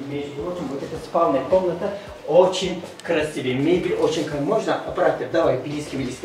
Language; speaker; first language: Russian; non-native, learner; Turkish